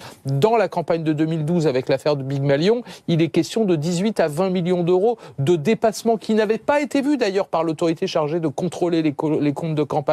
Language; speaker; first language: French; native; French